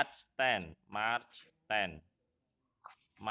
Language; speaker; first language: English; non-native, fluent; Indonesian